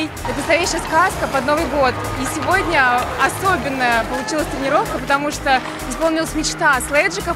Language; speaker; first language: Russian; native; Russian